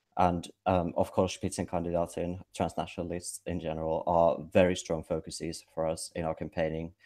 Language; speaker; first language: English; non-native, fluent; Finnish